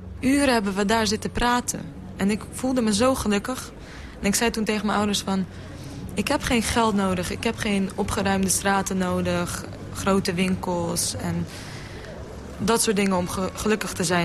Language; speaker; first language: Dutch; early bilingual, other home language; Bosnian